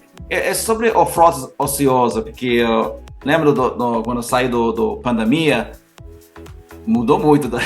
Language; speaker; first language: Portuguese; non-native, learner; English